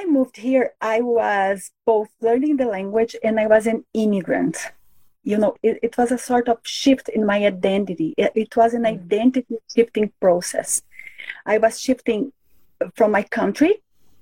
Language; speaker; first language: English; non-native, fluent; Portuguese